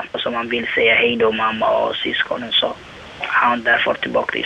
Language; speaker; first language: Swedish; non-native, learner; Somali